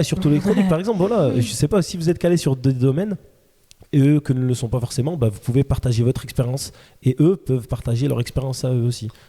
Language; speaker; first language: French; native; French